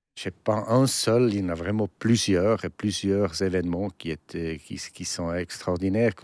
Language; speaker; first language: French; non-native, local second language; German